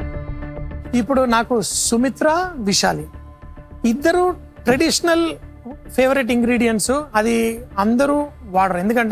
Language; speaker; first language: Telugu; native; Telugu